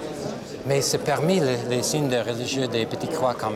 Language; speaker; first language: French; non-native, local second language; English